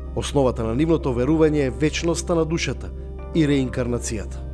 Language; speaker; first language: Macedonian; native; Macedonian